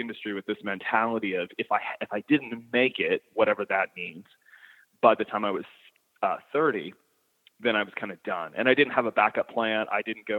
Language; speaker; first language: English; native; English